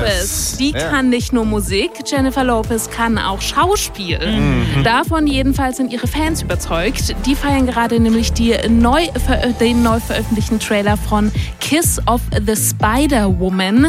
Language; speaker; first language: German; native; German